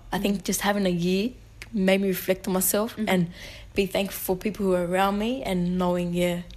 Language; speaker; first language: English; native; English